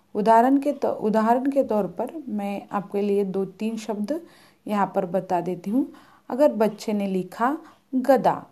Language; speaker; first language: Hindi; non-native, local second language; Marathi